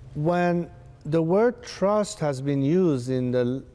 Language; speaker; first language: English; non-native, fluent; Persian